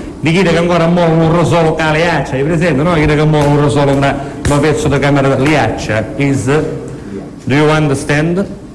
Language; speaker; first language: Italian; native; Italian